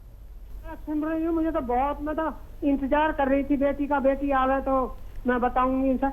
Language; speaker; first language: Hindi; native; Hindi